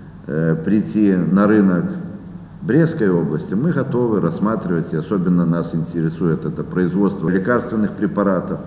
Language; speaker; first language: Russian; native; Russian